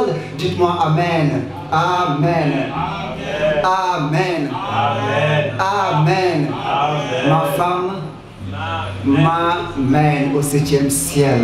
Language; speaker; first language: French; non-native, local second language; Wolof